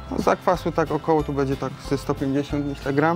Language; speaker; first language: Polish; native; Polish